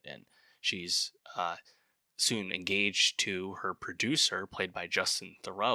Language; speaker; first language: English; native; English